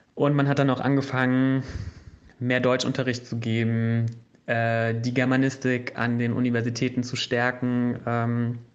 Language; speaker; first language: German; native; German